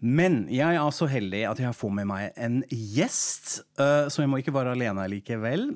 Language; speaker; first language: Norwegian; non-native, fluent; German